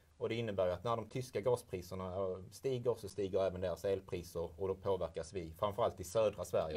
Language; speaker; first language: Swedish; native; Swedish